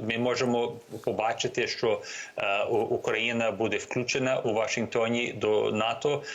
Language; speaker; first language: Ukrainian; early bilingual, heritage; Ukrainian